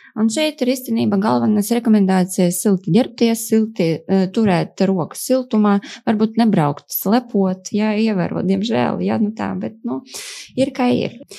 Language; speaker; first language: Latvian; non-native, local second language; Russian